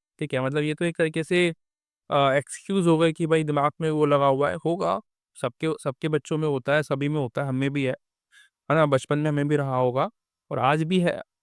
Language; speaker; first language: Hindi; native; Hindi